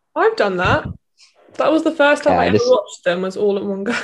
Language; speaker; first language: English; native; English